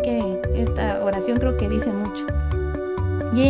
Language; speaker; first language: Spanish; native; Spanish